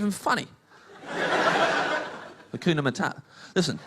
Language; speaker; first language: English; native; English